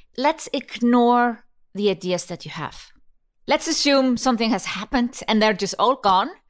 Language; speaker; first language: English; non-native, fluent; Icelandic